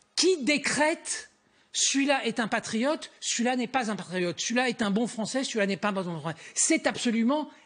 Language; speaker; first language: French; native; French